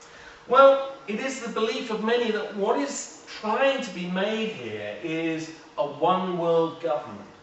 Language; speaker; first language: English; native; English